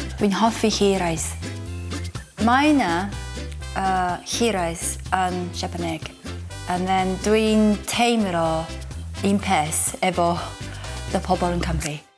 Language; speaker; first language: Welsh; non-native, learner; Japanese